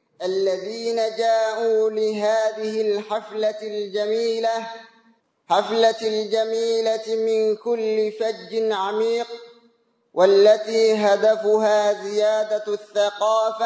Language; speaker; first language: Arabic; non-native, local second language; Somali